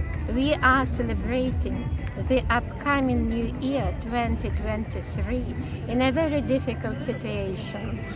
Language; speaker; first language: English; non-native, fluent; Russian